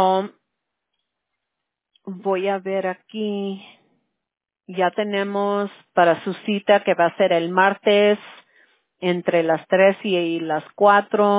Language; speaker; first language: Spanish; early bilingual, heritage; English